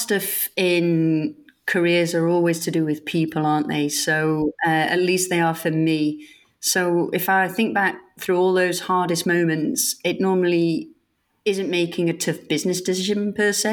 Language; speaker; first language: English; native; English